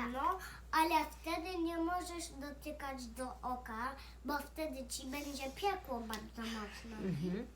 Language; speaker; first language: Polish; early bilingual, heritage; Polish